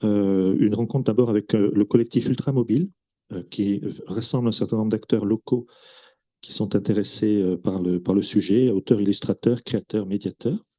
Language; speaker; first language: French; native; French